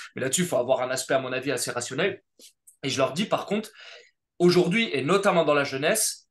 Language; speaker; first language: French; native; French